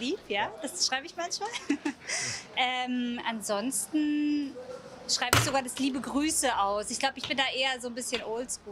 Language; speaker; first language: German; native; German